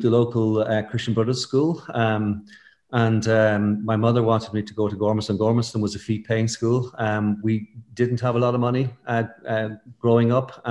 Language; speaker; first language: English; native; English